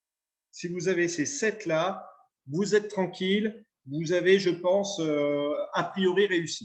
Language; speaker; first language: French; native; French